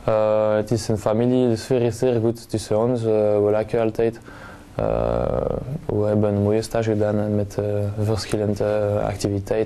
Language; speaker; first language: Dutch; non-native, local second language; French